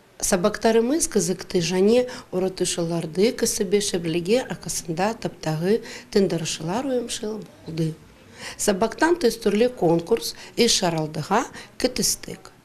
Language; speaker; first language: Kazakh; non-native, local second language; Russian